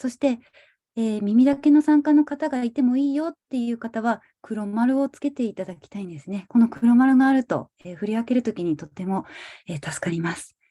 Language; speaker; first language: Japanese; native; Japanese